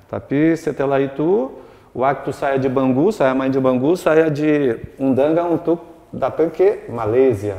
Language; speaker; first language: Indonesian; non-native, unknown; Portuguese